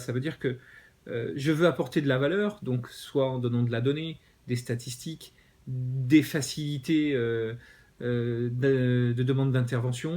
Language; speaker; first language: French; native; French